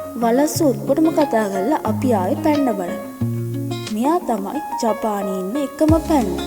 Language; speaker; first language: Sinhala; native; Sinhala